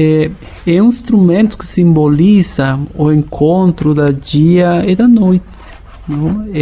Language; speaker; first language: Portuguese; non-native, fluent; Spanish